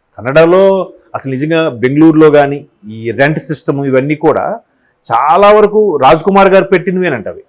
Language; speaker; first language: Telugu; native; Telugu